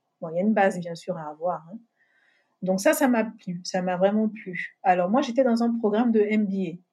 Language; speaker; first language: French; native; French